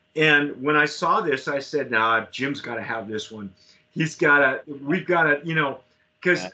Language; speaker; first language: English; native; English